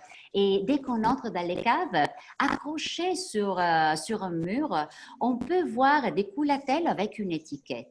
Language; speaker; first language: French; non-native, fluent; Italian